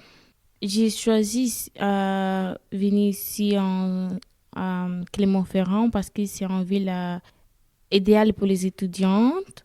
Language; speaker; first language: French; non-native, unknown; Portuguese